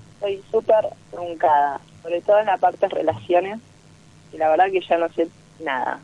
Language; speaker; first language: Spanish; native; Spanish